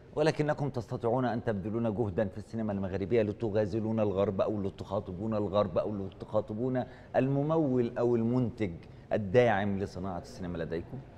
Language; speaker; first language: Arabic; native; Arabic